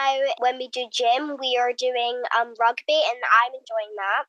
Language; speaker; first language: English; native; English